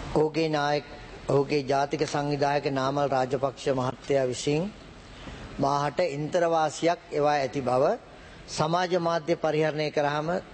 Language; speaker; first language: Sinhala; native; Sinhala